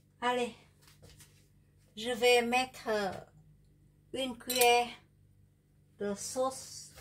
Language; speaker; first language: French; non-native, learner; Vietnamese